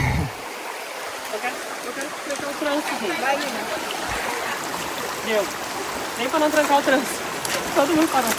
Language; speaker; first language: Portuguese; native; Portuguese